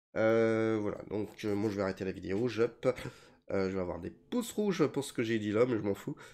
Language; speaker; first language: French; native; French